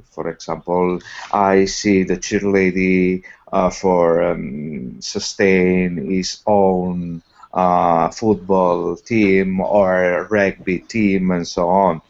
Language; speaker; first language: English; non-native, learner; Italian